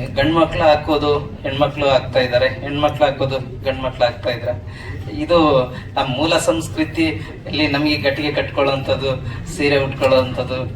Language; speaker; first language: Kannada; non-native, local second language; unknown